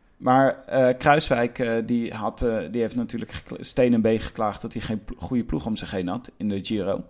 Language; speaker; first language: Dutch; native; Dutch